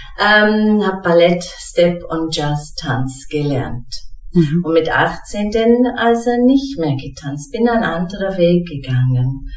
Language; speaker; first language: German; non-native, fluent; English